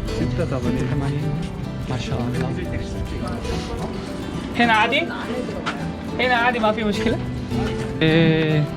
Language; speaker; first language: Arabic; non-native, learner; Korean